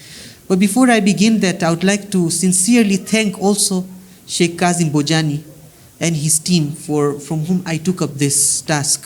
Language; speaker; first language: English; non-native, fluent; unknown